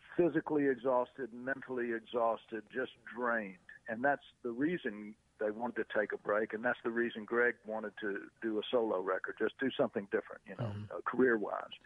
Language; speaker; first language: English; native; English